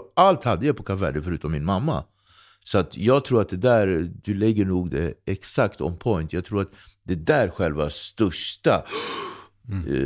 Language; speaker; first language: Swedish; early bilingual, other home language; Kabuverdianu